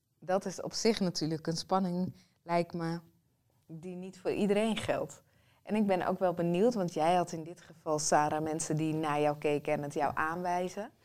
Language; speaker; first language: Dutch; native; Dutch